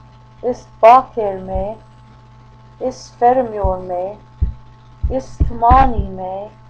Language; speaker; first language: Irish; non-native, learner; English